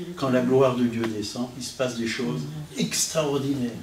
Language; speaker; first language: French; non-native, fluent; Italian